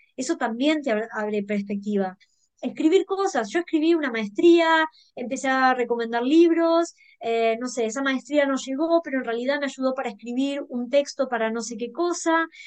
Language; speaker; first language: Spanish; native; Spanish